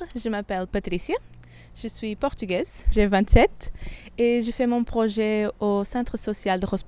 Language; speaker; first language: French; non-native, learner; Portuguese